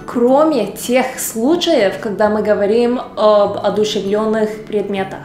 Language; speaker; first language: Russian; non-native, fluent; English